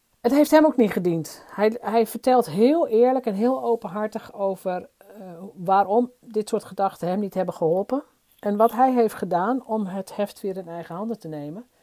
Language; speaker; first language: Dutch; native; Dutch